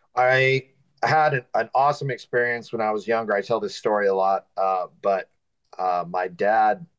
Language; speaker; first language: English; native; English